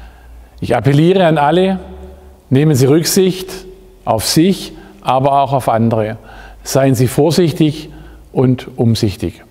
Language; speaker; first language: German; native; German